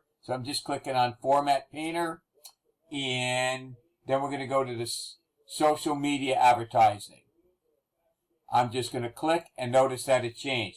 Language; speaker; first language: English; native; English